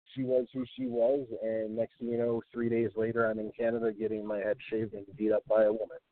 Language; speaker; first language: English; native; English